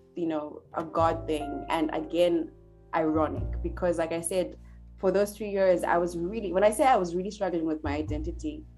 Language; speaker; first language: English; non-native, local second language; Shona